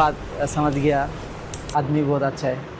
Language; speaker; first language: Hindi; non-native, learner; Bangla